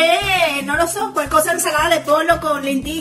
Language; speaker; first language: Italian; non-native, learner; Spanish